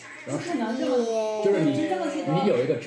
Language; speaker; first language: Chinese; native; Chinese